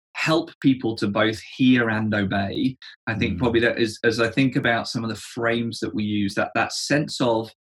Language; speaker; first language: English; native; English